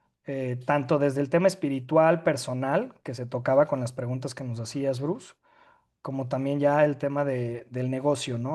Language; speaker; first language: Spanish; native; Spanish